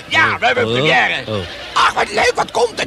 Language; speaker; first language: Dutch; native; Dutch